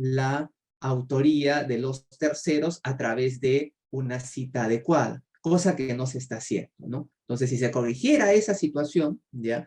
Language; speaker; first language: Spanish; native; Spanish